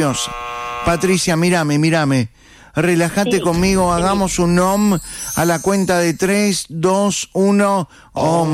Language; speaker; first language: Spanish; native; Spanish